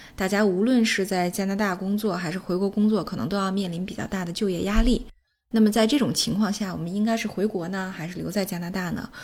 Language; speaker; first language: Chinese; native; Chinese